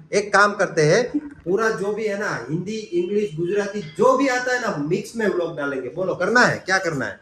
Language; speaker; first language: Hindi; non-native, local second language; Gujarati